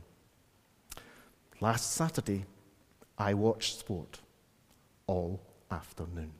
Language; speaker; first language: English; native; English